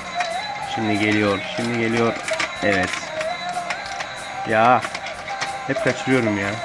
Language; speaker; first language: Turkish; native; Turkish